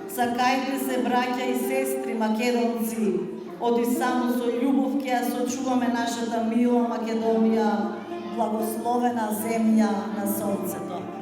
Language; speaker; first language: Macedonian; native; Macedonian